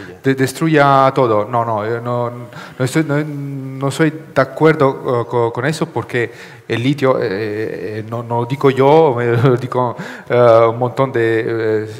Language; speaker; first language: Spanish; non-native, learner; Italian